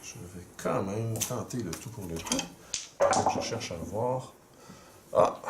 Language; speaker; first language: French; native; French